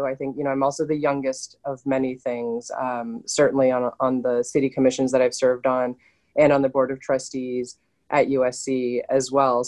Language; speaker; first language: English; native; English